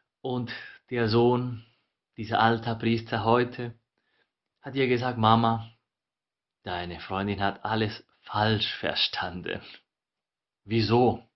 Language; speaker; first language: German; non-native, fluent; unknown